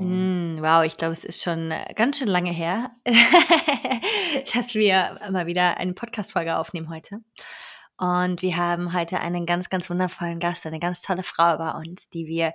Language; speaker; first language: German; native; German